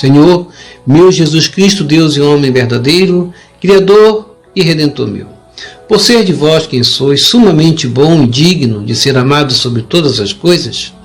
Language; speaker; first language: Portuguese; native; Portuguese